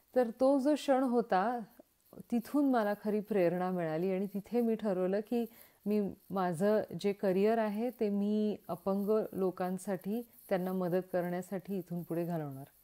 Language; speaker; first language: Marathi; native; Marathi